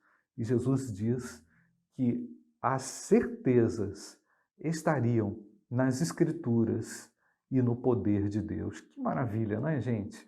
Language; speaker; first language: Portuguese; native; Portuguese